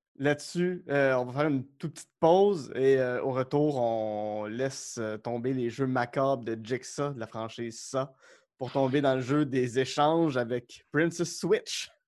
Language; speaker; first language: French; native; French